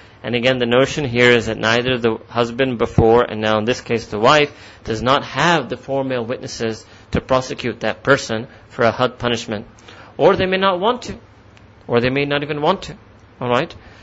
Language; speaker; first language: English; native; English